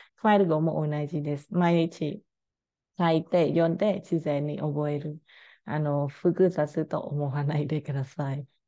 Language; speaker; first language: Japanese; non-native, fluent; Khmer